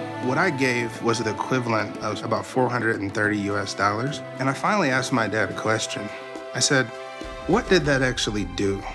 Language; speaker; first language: English; early bilingual, other home language; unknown